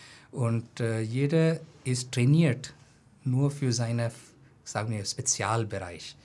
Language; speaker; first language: German; non-native, fluent; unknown